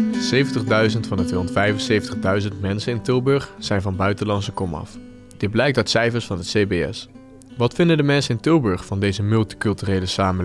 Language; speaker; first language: Dutch; native; Dutch